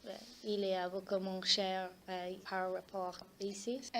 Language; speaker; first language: French; non-native, learner; English